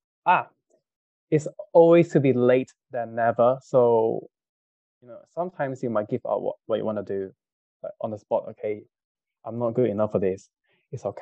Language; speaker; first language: English; non-native, local second language; Cantonese